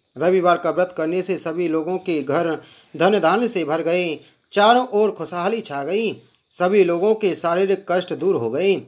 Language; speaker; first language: Hindi; native; Hindi